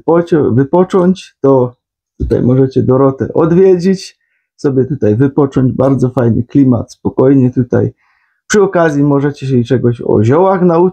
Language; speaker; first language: Polish; native; Polish